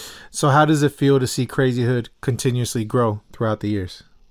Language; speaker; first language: English; early bilingual, other home language; Spanish